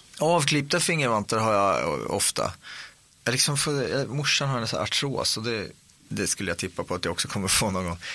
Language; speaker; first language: Swedish; native; Swedish